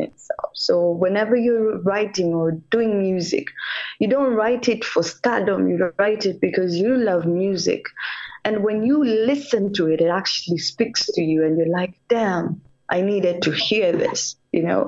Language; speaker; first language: English; non-native, local second language; Swahili